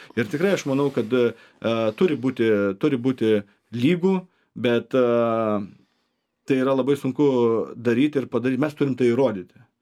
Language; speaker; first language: Lithuanian; native; Lithuanian